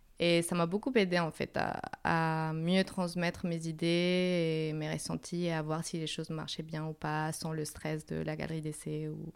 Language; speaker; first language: French; non-native, fluent; Spanish